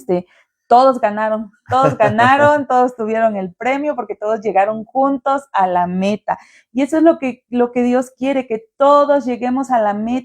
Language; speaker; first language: Spanish; native; Spanish